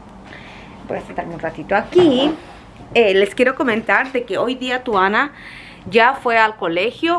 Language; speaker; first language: Spanish; native; Spanish